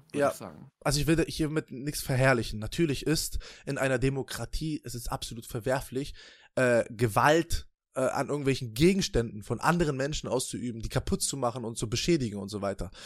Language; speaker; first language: German; native; German